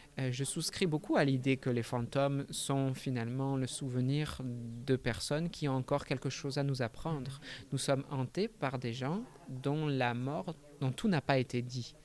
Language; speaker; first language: French; native; French